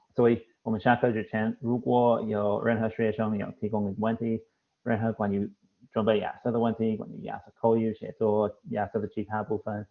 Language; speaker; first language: Chinese; non-native, fluent; English